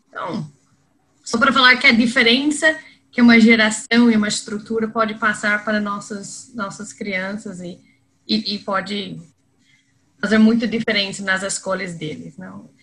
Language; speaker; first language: Portuguese; non-native, fluent; English